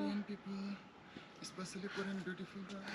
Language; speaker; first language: English; non-native, learner; Korean